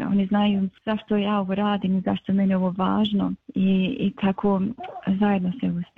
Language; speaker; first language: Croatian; early bilingual, heritage; Bosnian